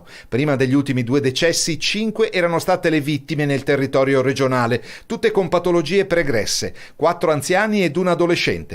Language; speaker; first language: Italian; native; Italian